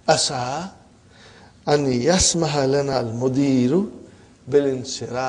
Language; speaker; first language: Arabic; non-native, fluent; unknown